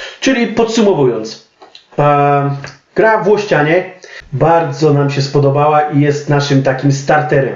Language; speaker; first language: Polish; native; Polish